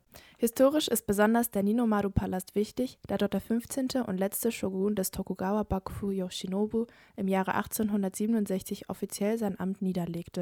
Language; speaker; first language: German; native; German